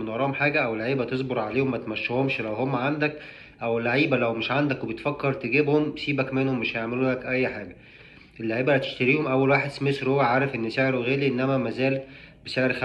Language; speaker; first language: Arabic; native; Arabic